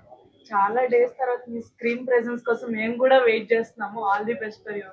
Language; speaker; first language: Telugu; native; Telugu